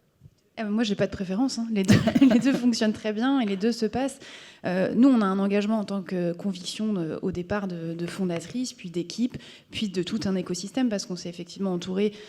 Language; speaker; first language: French; native; French